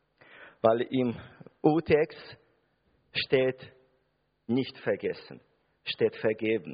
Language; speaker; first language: German; non-native, fluent; Russian